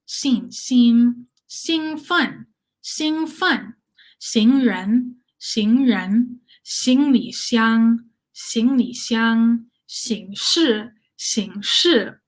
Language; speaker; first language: Chinese; non-native, learner; English